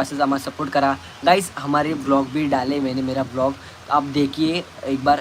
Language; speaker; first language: Hindi; non-native, local second language; Marathi